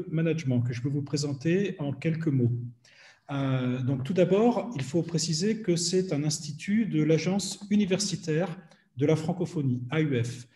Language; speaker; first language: French; native; French